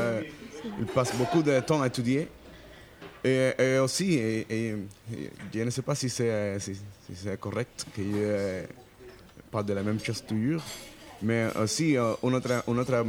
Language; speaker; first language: French; non-native, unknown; Spanish